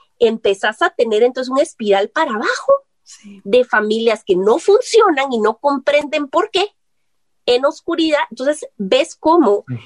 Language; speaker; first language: Spanish; native; Spanish